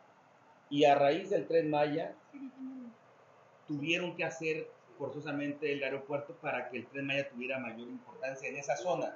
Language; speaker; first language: Spanish; native; Spanish